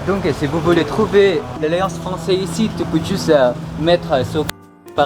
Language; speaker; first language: French; non-native, fluent; Filipino